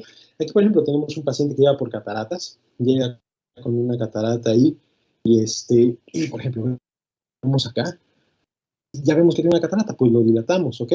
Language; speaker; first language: Spanish; native; Spanish